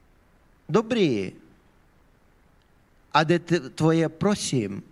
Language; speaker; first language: Czech; non-native, fluent; Ukrainian